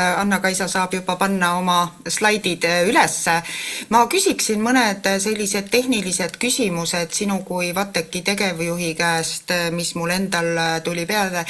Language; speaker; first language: Estonian; native; Estonian